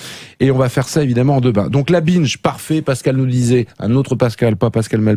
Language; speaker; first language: French; native; French